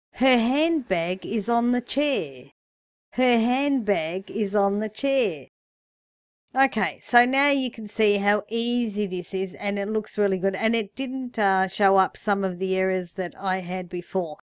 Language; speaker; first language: English; native; English